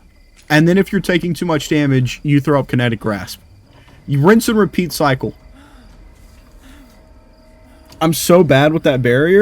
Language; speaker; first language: English; native; English